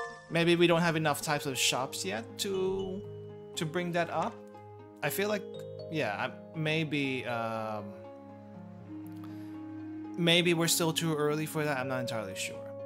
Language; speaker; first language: English; native; English